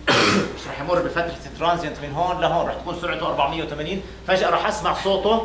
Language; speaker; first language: Arabic; native; Arabic